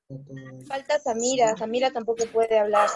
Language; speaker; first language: Spanish; native; Spanish